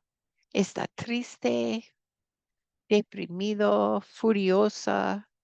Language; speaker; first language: Spanish; non-native, fluent; English